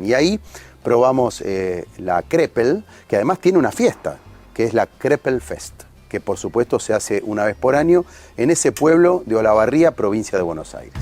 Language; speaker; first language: Spanish; native; Spanish